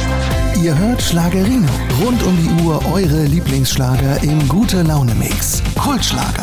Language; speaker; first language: German; native; German